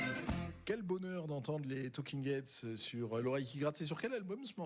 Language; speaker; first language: French; native; French